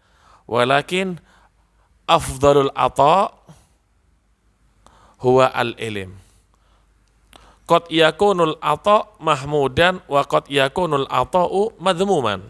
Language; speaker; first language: Arabic; non-native, fluent; Indonesian